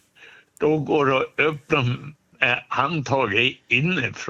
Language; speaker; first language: Swedish; native; Swedish